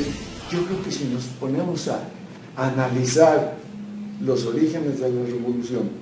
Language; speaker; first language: Spanish; native; Spanish